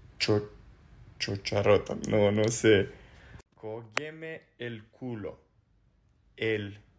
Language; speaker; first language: Spanish; non-native, learner; Serbian